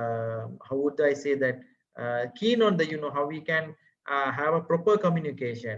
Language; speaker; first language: English; non-native, fluent; Sinhala